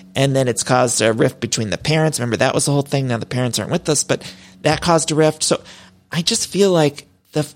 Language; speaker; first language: English; early bilingual, other home language; Italian